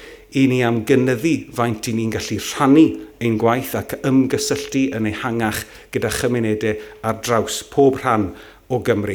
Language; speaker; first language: Welsh; native; Welsh